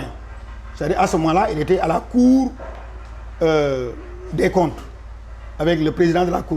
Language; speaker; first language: French; non-native, local second language; Wolof